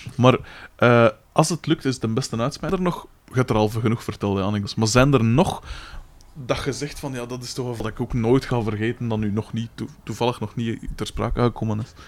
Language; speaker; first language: Dutch; native; Dutch